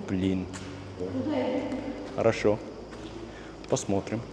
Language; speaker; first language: Russian; non-native, learner; German